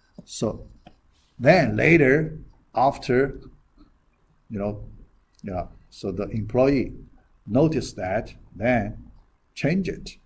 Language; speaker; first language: English; non-native, fluent; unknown